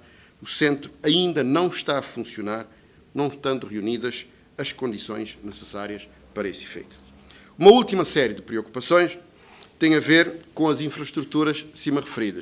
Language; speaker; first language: Portuguese; native; Portuguese